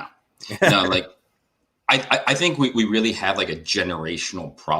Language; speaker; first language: English; native; English